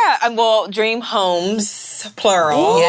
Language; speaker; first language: English; native; English